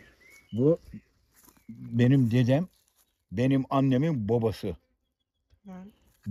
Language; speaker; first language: Turkish; native; Turkish